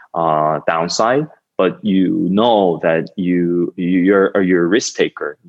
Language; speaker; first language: English; non-native, fluent; Korean